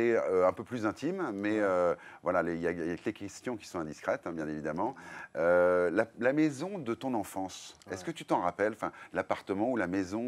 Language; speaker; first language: French; native; French